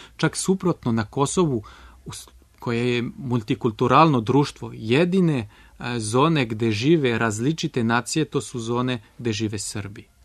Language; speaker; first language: Serbian; non-native, fluent; French